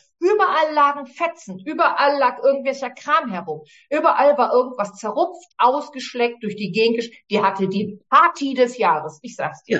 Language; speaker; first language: German; native; German